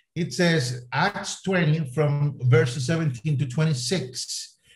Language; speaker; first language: English; non-native, fluent; Spanish